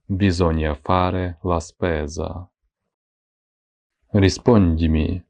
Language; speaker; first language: Italian; non-native, fluent; Ukrainian